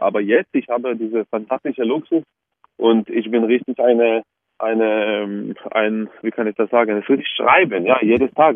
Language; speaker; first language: German; non-native, fluent; Hebrew